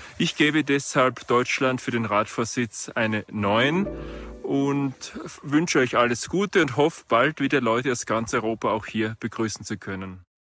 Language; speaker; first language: German; native; German